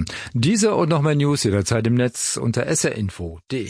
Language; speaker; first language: German; native; German